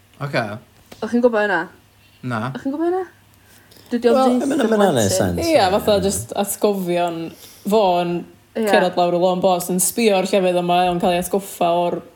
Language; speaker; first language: Welsh; native; Welsh